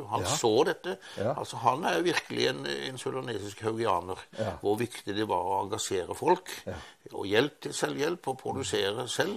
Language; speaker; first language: Norwegian; native; Norwegian